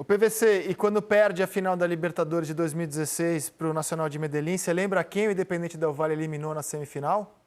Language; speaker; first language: Portuguese; native; Portuguese